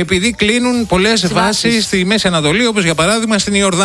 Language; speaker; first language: Greek; native; Greek